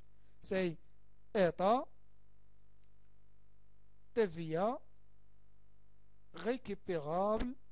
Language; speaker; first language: French; non-native, local second language; Arabic